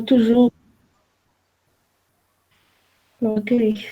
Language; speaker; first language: French; non-native, learner; Arabic